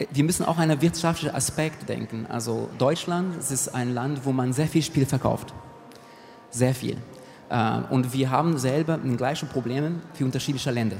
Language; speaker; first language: German; non-native, fluent; Portuguese